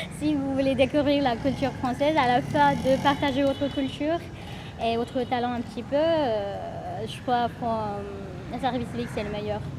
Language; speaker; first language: French; non-native, fluent; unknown